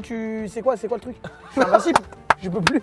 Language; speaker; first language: French; native; French